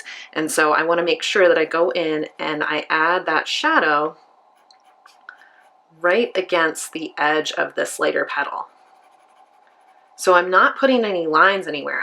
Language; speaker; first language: English; native; English